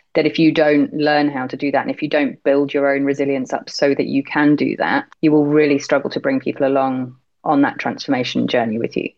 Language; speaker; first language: English; native; English